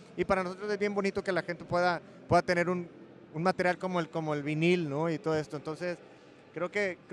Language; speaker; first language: Spanish; native; Spanish